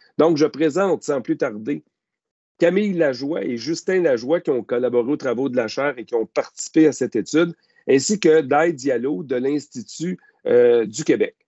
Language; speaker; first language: French; native; French